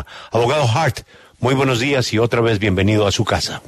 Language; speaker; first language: Spanish; native; Spanish